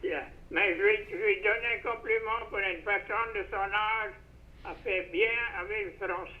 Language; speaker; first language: French; native; French